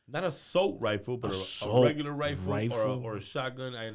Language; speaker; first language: English; native; English